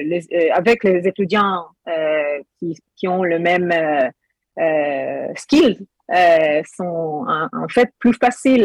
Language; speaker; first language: French; non-native, learner; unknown